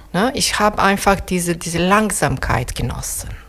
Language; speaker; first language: German; non-native, fluent; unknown